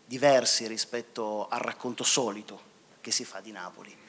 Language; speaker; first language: Italian; native; Italian